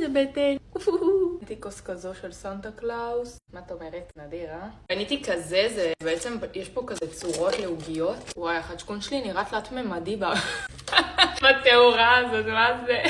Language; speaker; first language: Hebrew; native; Hebrew